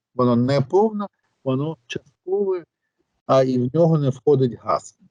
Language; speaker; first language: Ukrainian; native; Ukrainian